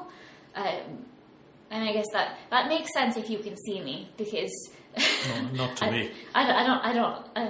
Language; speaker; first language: English; native; English